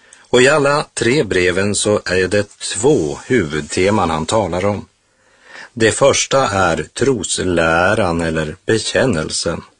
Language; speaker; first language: Swedish; native; Swedish